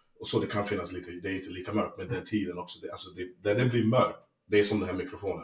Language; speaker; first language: Swedish; early bilingual, other home language; English